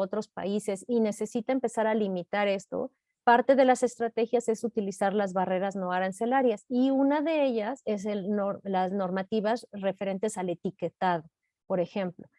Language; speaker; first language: Spanish; native; Spanish